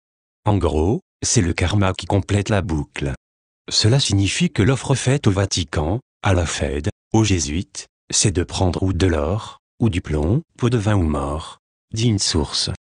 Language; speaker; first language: French; native; French